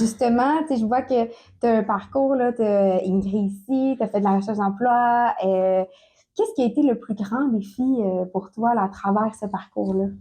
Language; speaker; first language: French; native; French